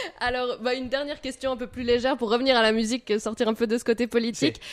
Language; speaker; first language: French; native; French